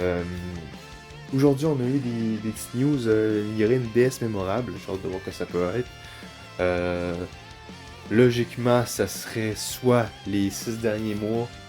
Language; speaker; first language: French; native; French